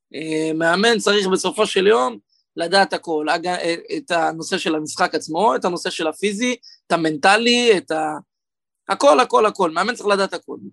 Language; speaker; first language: Hebrew; native; Hebrew